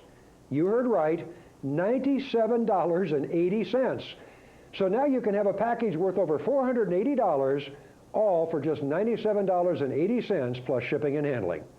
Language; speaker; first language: English; native; English